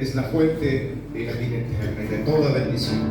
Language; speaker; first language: Spanish; native; Spanish